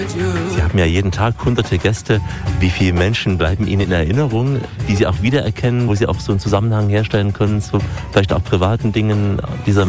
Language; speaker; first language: German; native; German